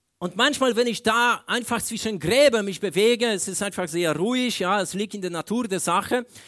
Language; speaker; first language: German; non-native, fluent; Polish